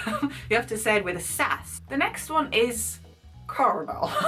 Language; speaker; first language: English; non-native, fluent; German